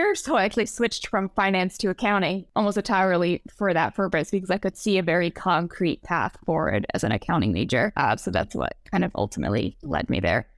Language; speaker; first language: English; native; English